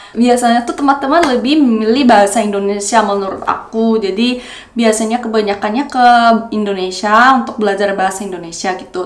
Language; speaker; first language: Indonesian; non-native, fluent; Korean